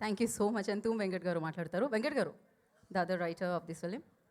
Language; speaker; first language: Telugu; native; Telugu